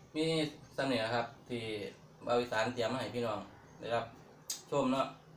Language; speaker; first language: Thai; native; Thai